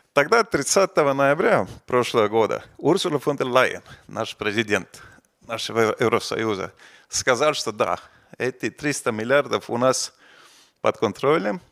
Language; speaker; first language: Russian; non-native, fluent; Estonian